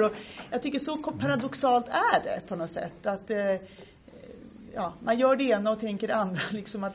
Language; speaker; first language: Swedish; native; Swedish